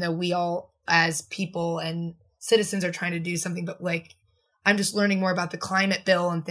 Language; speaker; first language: English; native; English